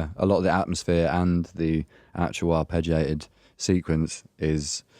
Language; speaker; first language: English; native; English